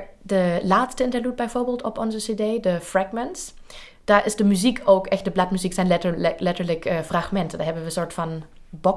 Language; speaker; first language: Dutch; native; Dutch